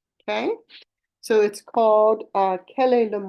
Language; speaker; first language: French; non-native, fluent; English